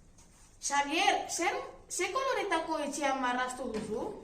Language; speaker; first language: Basque; non-native, learner; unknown